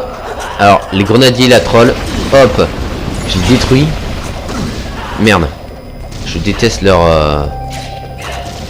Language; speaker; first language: French; native; French